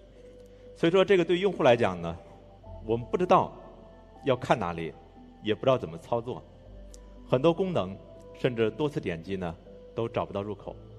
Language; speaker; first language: Chinese; native; Chinese